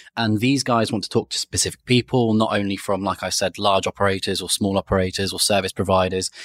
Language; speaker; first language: English; native; English